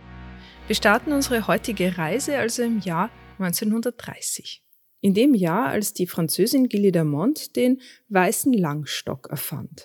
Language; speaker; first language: German; native; German